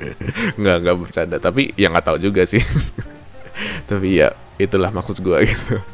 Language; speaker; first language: Indonesian; native; Indonesian